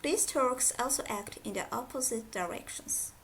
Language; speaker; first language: English; non-native, fluent; Azerbaijani